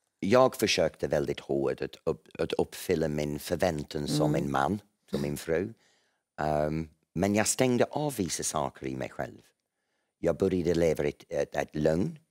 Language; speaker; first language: Swedish; non-native, fluent; English